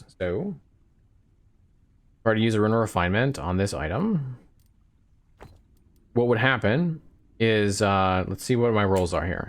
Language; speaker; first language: English; native; English